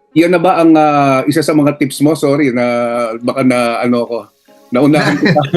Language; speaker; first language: Filipino; native; Filipino